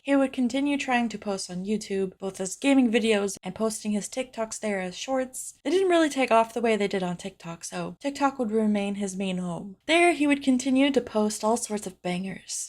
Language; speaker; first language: English; native; English